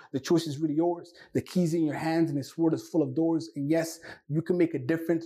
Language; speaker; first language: English; non-native, fluent; Somali